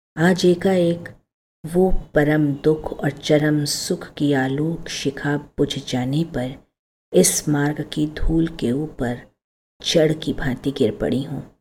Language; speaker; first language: Hindi; native; Hindi